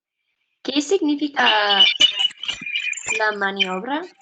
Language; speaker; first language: Spanish; non-native, learner; English